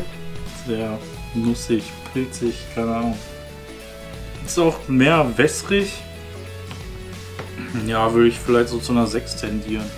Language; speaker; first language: German; native; German